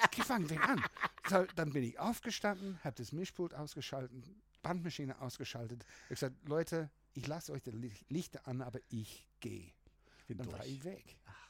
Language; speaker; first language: German; non-native, fluent; English